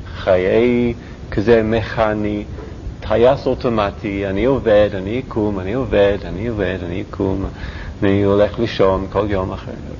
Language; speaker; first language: Hebrew; non-native, learner; English